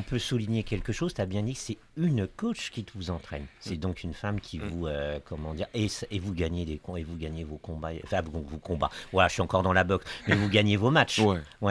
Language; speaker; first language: French; native; French